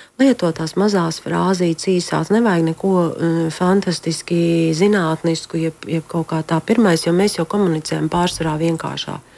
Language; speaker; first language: Latvian; native; Latvian